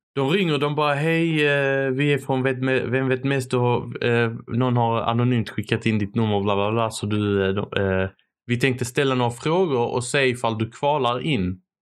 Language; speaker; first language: Swedish; early bilingual, other home language; Arabic